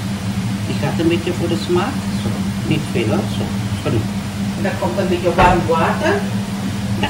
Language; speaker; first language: Dutch; non-native, local second language; Caribbean Hindustani